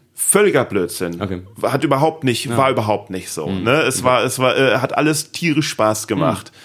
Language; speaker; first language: German; native; German